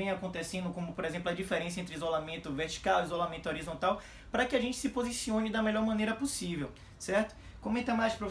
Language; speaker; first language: Portuguese; native; Portuguese